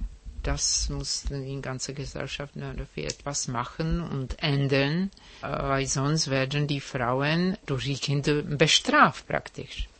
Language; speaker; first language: German; non-native, fluent; Czech